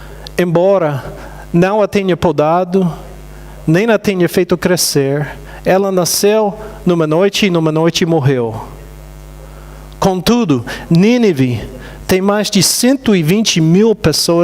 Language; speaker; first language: Portuguese; non-native, fluent; English